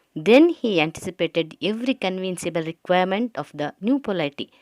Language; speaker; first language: English; non-native, local second language; Kannada